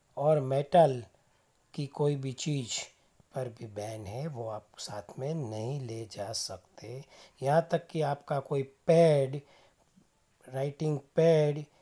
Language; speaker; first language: Hindi; non-native, local second language; Gujarati